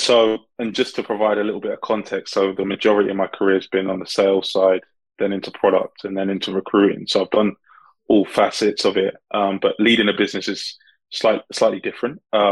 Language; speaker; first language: English; native; English